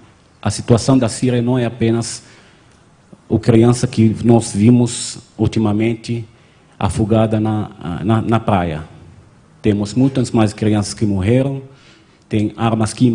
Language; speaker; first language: Portuguese; non-native, fluent; Arabic